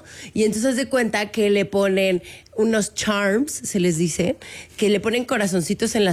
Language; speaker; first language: Spanish; native; Spanish